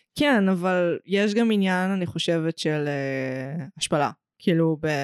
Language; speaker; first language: Hebrew; native; Hebrew